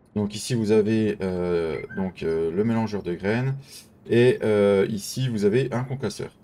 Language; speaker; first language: French; native; French